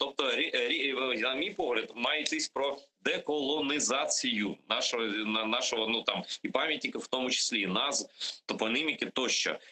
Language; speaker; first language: Ukrainian; non-native, local second language; Crimean Tatar